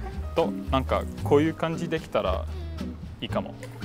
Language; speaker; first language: Japanese; early bilingual, heritage; English